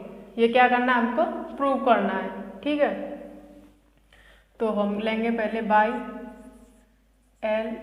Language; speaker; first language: Hindi; native; Hindi